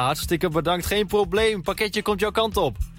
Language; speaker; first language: Dutch; native; Dutch